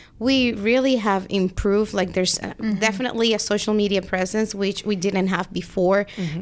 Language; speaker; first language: English; non-native, fluent; Spanish